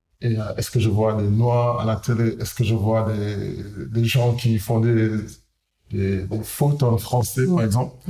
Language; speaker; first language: French; non-native, fluent; English